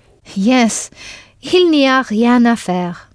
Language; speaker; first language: French; non-native, fluent; English